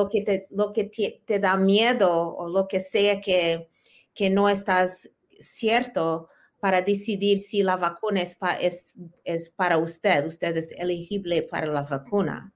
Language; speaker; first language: Spanish; early bilingual, heritage; Spanish